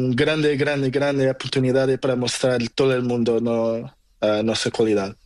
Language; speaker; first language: Spanish; non-native, learner; Portuguese